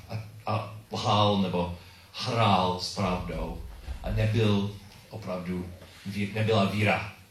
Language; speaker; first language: Czech; non-native, learner; English